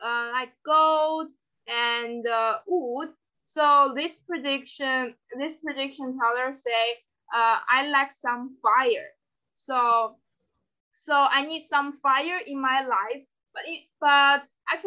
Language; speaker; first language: English; non-native, fluent; Chinese